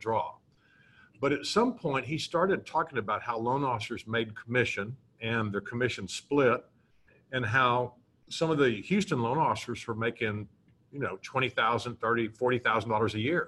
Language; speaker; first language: English; native; English